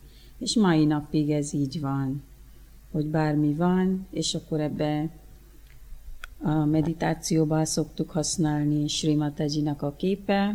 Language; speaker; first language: Hungarian; early bilingual, other home language; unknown